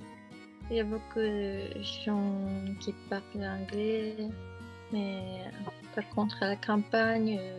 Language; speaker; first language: French; non-native, learner; Japanese